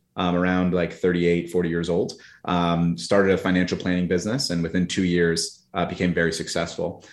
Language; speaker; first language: English; early bilingual, other home language; Polish